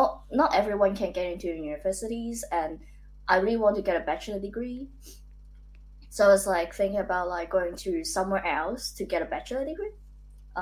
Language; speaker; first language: English; non-native, local second language; Cantonese